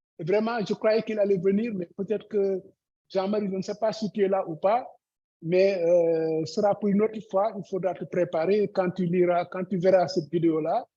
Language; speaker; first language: French; non-native, local second language; Wolof